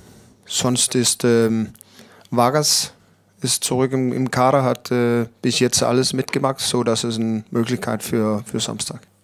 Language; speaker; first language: German; non-native, learner; Danish